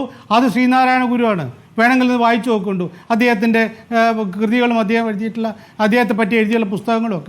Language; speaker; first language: Malayalam; native; Malayalam